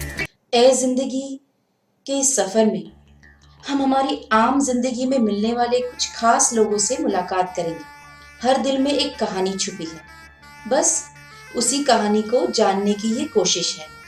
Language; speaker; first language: Hindi; native; Hindi